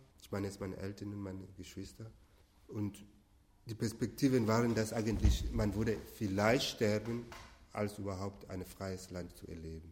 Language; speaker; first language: German; non-native, fluent; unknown